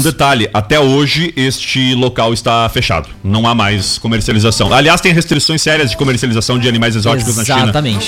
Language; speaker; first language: Portuguese; native; Portuguese